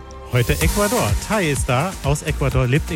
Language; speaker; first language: German; native; German